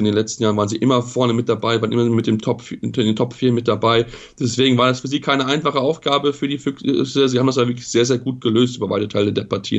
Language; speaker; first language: German; native; German